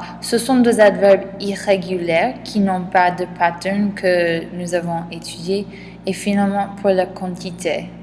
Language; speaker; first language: French; non-native, learner; English